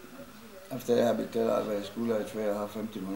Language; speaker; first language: Danish; non-native, learner; Icelandic